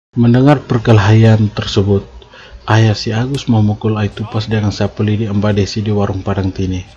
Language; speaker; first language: Indonesian; native; Indonesian